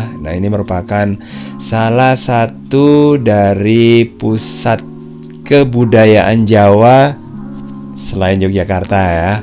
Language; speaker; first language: Indonesian; native; Indonesian